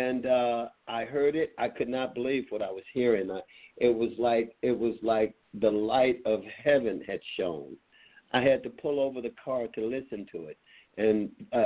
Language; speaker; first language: English; native; English